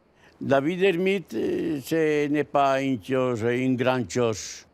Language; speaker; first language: French; non-native, learner; Spanish